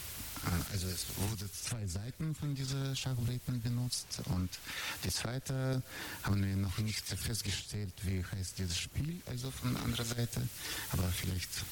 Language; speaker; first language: German; non-native, fluent; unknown